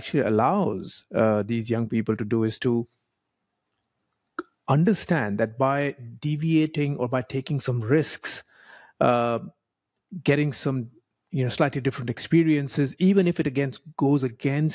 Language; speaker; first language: English; non-native, local second language; Hindi